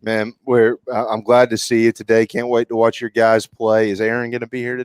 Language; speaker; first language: English; native; English